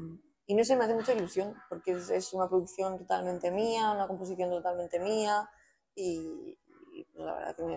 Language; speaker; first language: Spanish; native; Spanish